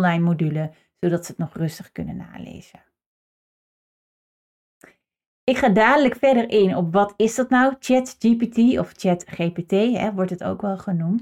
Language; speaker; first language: Dutch; native; Dutch